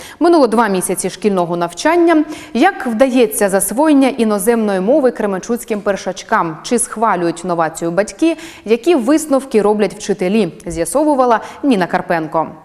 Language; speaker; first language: Ukrainian; native; Ukrainian